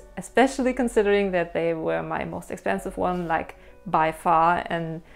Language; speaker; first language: English; non-native, fluent; German